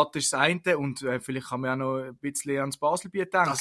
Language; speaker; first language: German; native; German